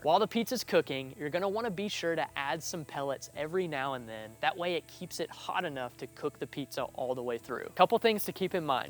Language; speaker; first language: English; native; English